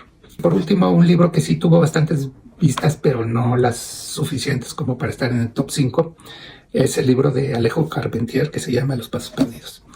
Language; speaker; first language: Spanish; native; Spanish